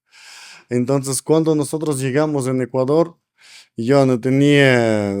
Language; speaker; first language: Spanish; non-native, learner; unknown